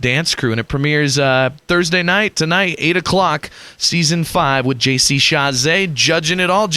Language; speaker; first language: English; native; English